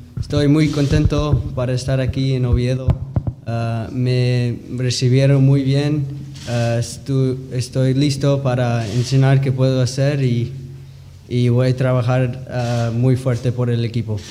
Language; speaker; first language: Spanish; early bilingual, heritage; English